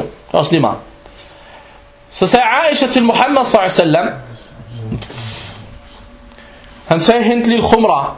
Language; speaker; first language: Danish; non-native, fluent; Arabic